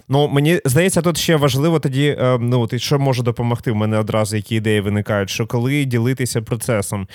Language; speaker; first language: Ukrainian; non-native, local second language; Russian